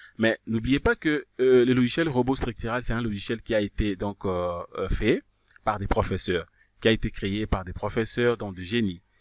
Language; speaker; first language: French; non-native, local second language; Kongo